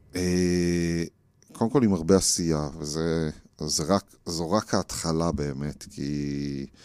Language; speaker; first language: Hebrew; native; Hebrew